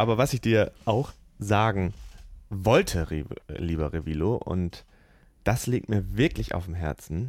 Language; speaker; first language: German; native; German